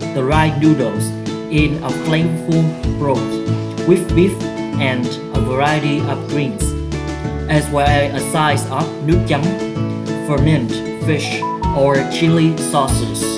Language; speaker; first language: English; non-native, learner; Vietnamese